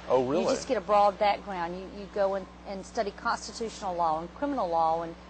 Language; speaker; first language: English; native; English